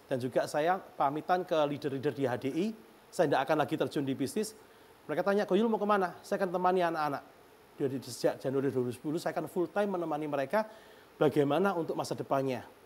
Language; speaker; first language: Indonesian; native; Indonesian